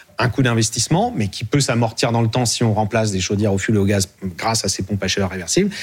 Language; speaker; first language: French; native; French